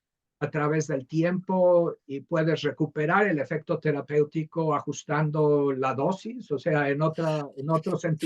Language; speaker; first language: Spanish; native; Spanish